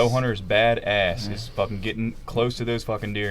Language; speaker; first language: English; native; English